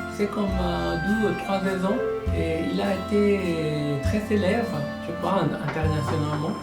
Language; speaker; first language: French; non-native, learner; Spanish